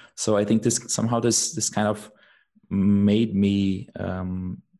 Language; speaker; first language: English; non-native, fluent; Portuguese